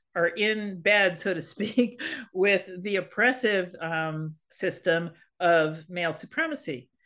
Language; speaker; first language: English; native; English